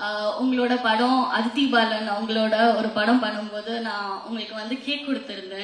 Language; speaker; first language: Tamil; non-native, fluent; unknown